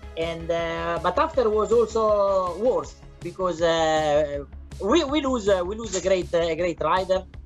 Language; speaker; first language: English; non-native, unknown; Italian